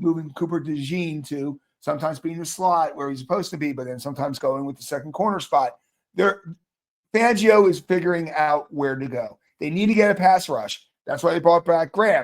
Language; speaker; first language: English; native; English